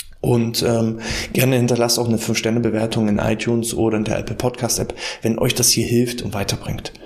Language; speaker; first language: German; native; German